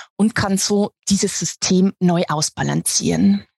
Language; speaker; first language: German; native; German